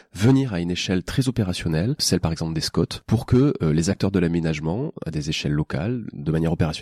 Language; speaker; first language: French; native; French